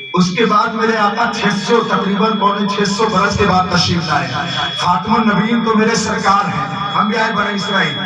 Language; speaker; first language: Urdu; native; Urdu